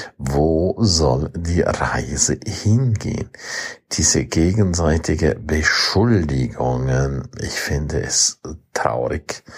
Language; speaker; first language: German; non-native, local second language; Romansh